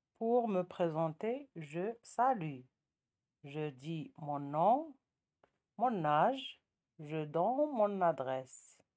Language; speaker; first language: French; non-native, local second language; Arabic